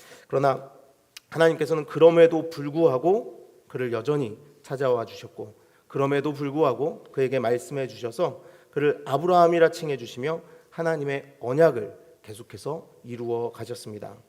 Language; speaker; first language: Korean; native; Korean